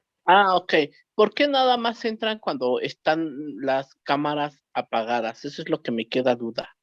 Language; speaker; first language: Spanish; native; Spanish